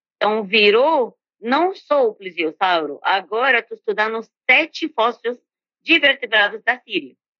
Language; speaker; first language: Portuguese; non-native, fluent; Arabic